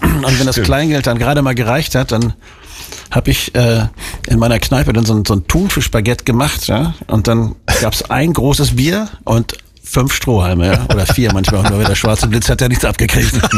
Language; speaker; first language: German; native; German